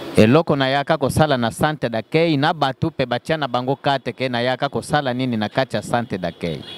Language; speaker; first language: Lingala; non-native, local second language; Kongo